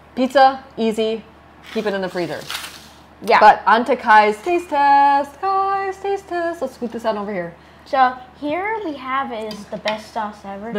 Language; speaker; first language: English; native; English